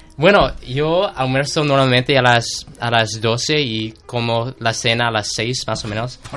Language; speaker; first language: Spanish; non-native, fluent; English